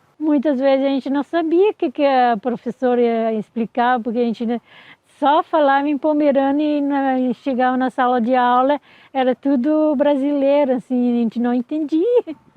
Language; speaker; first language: Portuguese; non-native, local second language; Low German